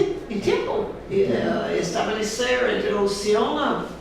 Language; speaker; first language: Spanish; non-native, fluent; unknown